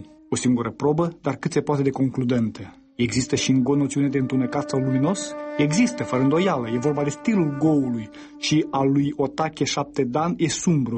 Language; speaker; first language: Romanian; native; Romanian